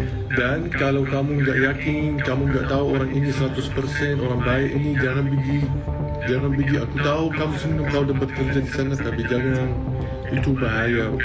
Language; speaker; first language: Indonesian; non-native, fluent; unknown